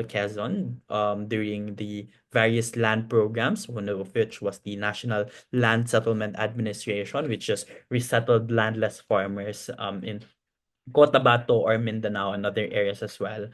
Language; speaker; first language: English; non-native, local second language; Cebuano